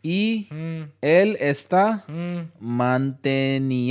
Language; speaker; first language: Spanish; non-native, learner; Hindi